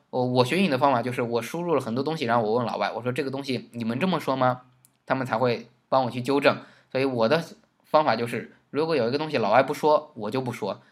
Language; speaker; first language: Chinese; native; Chinese